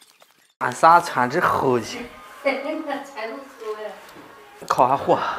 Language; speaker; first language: Chinese; native; Chinese